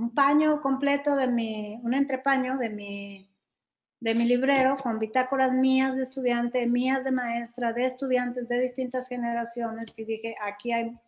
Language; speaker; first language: Spanish; native; Spanish